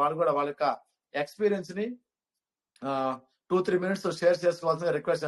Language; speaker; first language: Telugu; native; Telugu